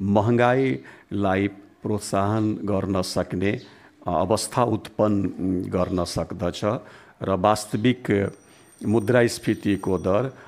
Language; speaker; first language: Nepali; non-native, local second language; Bhojpuri